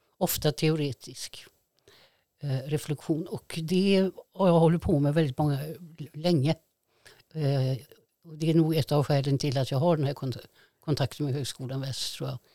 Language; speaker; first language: Swedish; native; Swedish